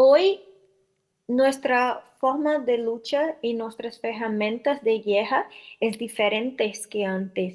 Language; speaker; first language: Spanish; non-native, learner; Portuguese